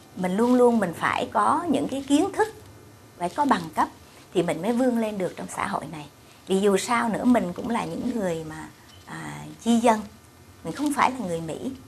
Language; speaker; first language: Vietnamese; native; Vietnamese